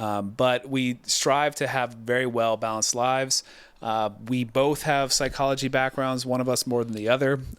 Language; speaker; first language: English; native; English